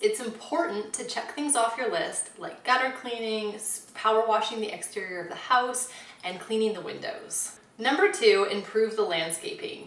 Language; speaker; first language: English; native; English